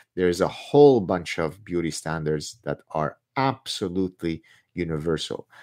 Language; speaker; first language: English; early bilingual, other home language; Arabic